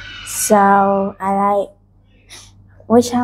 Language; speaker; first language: English; non-native, learner; Vietnamese